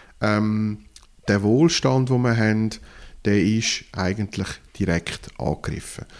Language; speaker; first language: German; non-native, local second language; French